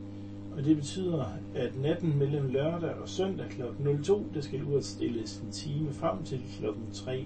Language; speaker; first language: Danish; native; Danish